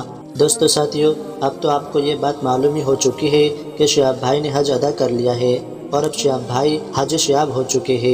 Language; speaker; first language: Hindi; native; Hindi